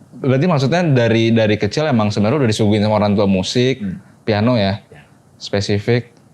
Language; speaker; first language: Indonesian; native; Indonesian